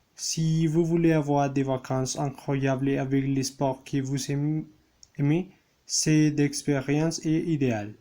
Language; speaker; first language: French; non-native, learner; Spanish